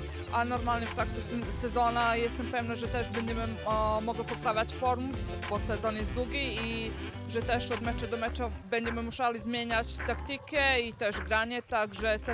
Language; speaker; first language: Polish; non-native, fluent; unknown